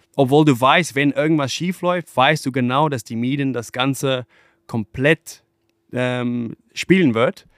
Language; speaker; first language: German; non-native, fluent; English